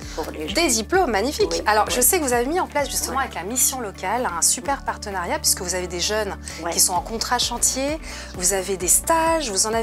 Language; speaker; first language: French; native; French